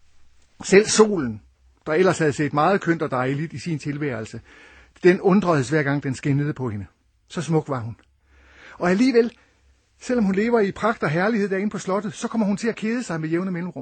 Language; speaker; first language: Danish; native; Danish